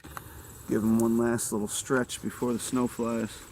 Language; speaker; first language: English; native; English